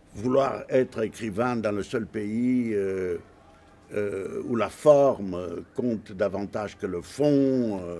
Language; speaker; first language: French; non-native, fluent; Romanian